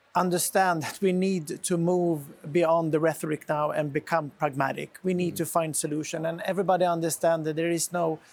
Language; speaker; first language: English; non-native, fluent; Swedish